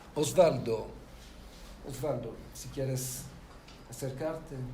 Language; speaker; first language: Spanish; non-native, fluent; French